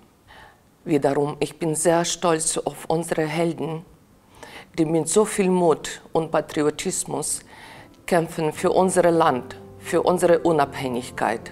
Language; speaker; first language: German; non-native, fluent; Ukrainian